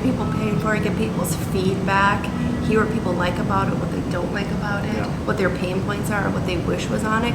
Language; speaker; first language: English; native; English